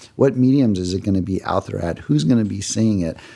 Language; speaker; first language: English; native; English